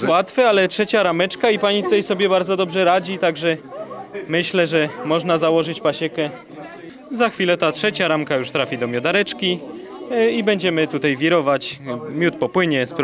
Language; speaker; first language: Polish; native; Polish